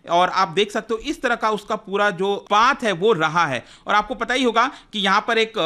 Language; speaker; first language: Hindi; native; Hindi